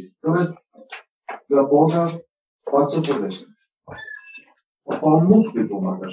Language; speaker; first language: Polish; non-native, learner; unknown